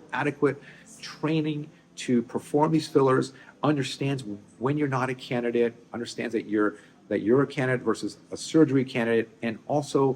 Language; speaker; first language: English; native; English